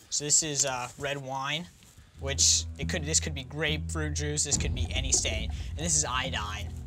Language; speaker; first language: English; native; English